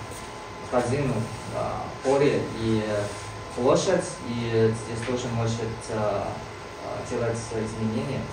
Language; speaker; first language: Russian; non-native, learner; Chinese